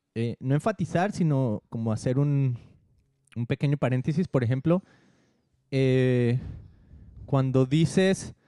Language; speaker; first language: Spanish; native; Spanish